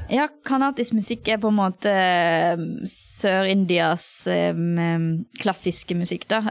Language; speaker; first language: Norwegian; early bilingual, other home language; Tamil